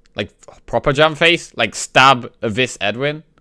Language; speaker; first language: English; native; English